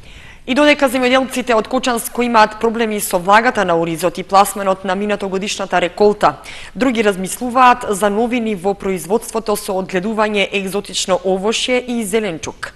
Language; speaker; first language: Macedonian; native; Macedonian